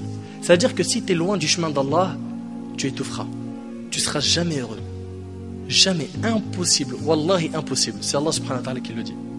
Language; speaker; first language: French; native; French